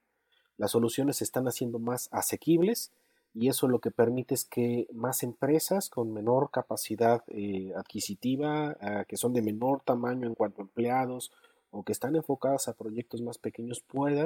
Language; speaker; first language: Spanish; native; Spanish